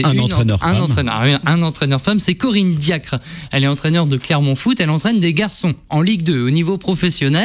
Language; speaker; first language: French; native; French